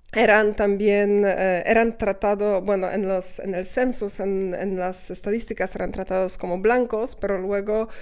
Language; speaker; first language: Spanish; non-native, fluent; Polish